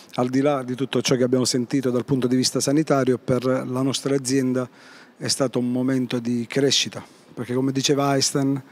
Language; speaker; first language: Italian; native; Italian